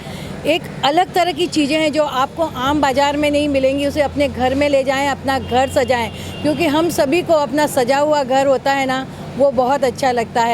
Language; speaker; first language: Hindi; native; Hindi